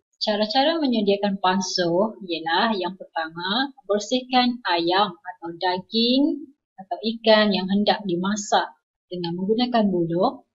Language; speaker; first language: Malay; non-native, local second language; Iban